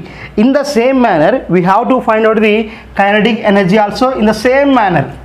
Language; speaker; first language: English; non-native, local second language; Telugu